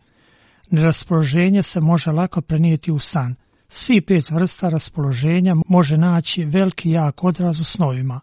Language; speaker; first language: Croatian; non-native, fluent; Chinese